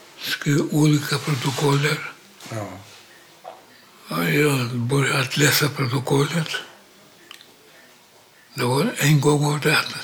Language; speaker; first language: Swedish; non-native, learner; Polish